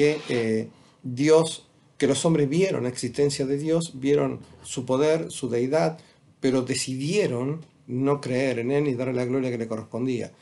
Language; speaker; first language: Spanish; native; Spanish